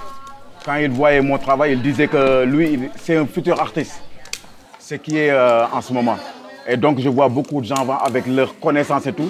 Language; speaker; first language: French; non-native, local second language; Wolof